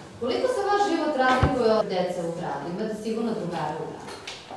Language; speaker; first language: Serbian; native; Serbian